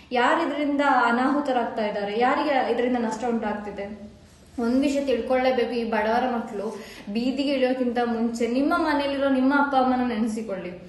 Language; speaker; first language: Kannada; non-native, local second language; Malayalam